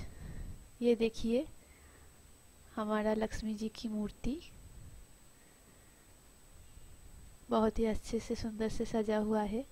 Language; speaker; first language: Hindi; non-native, local second language; Bangla